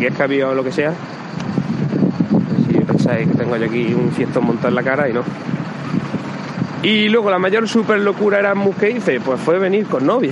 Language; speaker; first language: Spanish; native; Spanish